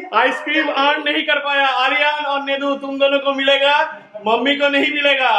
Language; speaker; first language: Hindi; non-native, local second language; Bangla